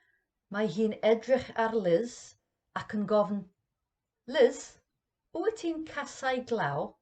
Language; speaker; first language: Welsh; non-native, learner; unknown